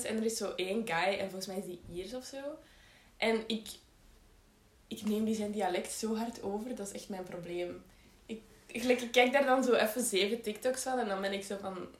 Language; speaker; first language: Dutch; native; Dutch